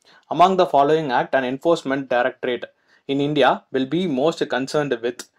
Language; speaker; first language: English; non-native, local second language; Tamil